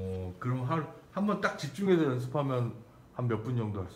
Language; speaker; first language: Korean; native; Korean